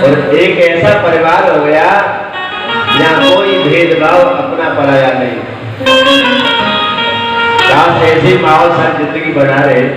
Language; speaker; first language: Hindi; native; Hindi